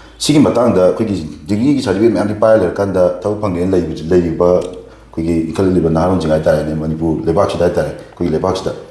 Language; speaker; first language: Manipuri; native; Manipuri